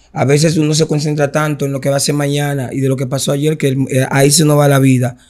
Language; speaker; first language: Spanish; native; Spanish